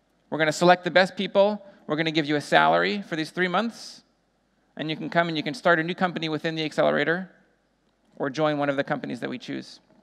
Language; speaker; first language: English; native; English